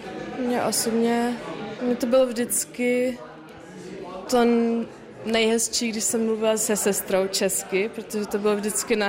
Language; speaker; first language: Czech; non-native, local second language; German